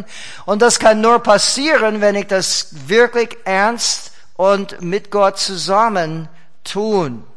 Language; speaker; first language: German; non-native, fluent; English